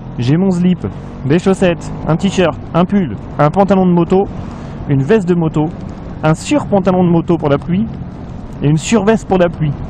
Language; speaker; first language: French; native; French